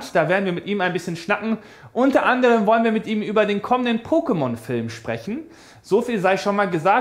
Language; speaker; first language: German; native; German